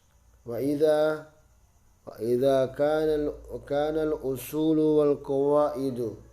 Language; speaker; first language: Arabic; non-native, fluent; Indonesian